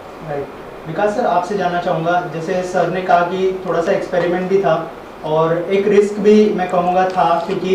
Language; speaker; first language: Hindi; native; Hindi